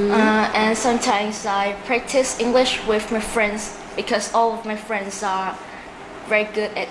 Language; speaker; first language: English; non-native, learner; Vietnamese